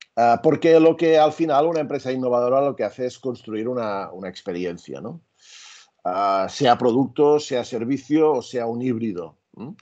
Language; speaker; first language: Spanish; native; Spanish